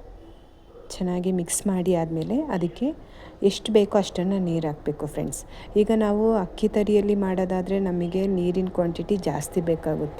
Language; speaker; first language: Kannada; native; Kannada